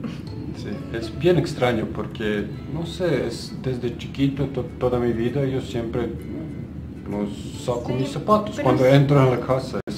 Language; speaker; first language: Spanish; non-native, fluent; Bosnian